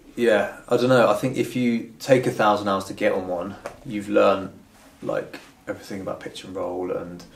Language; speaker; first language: English; native; English